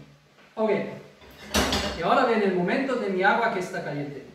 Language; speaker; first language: Spanish; non-native, fluent; German